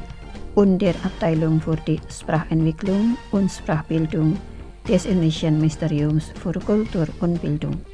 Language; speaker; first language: German; non-native, fluent; Indonesian